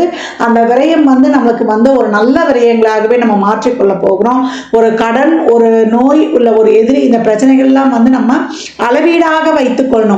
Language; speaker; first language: Tamil; native; Tamil